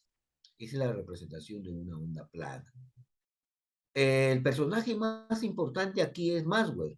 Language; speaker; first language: Spanish; native; Spanish